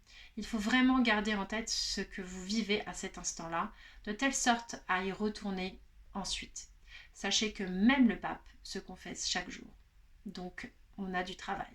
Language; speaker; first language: French; native; French